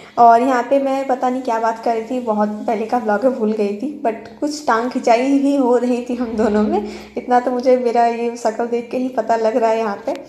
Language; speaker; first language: Hindi; non-native, local second language; Bangla